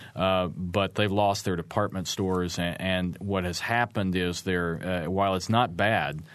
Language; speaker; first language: English; native; English